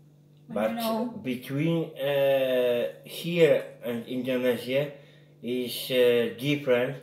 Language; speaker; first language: English; non-native, learner; Polish